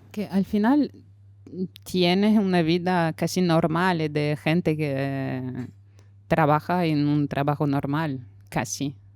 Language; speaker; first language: Spanish; non-native, fluent; French